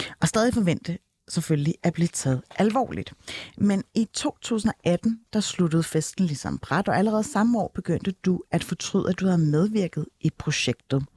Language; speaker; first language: Danish; early bilingual, other home language; Turkish